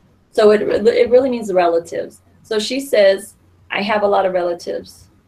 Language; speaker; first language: English; native; English